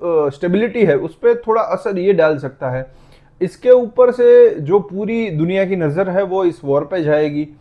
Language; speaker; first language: Hindi; non-native, local second language; Gujarati